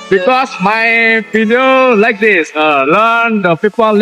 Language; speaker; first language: English; non-native, learner; Indonesian